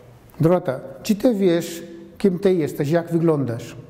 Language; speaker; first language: Polish; non-native, fluent; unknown